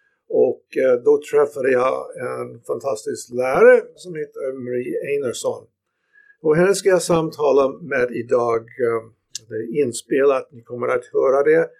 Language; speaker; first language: Swedish; non-native, fluent; English